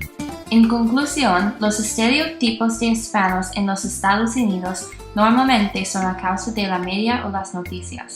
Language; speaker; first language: Spanish; non-native, learner; English